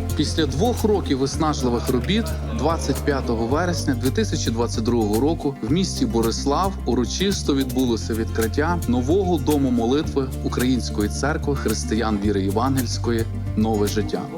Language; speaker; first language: Ukrainian; native; Ukrainian